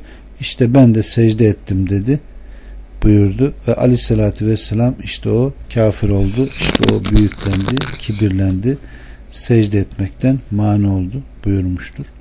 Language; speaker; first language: Turkish; native; Turkish